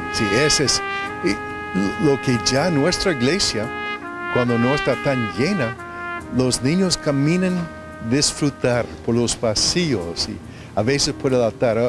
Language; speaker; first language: Spanish; non-native, fluent; English